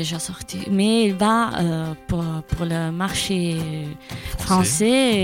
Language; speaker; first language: French; non-native, learner; Italian